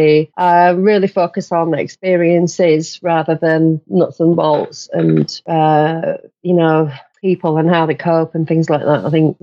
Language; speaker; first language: English; native; English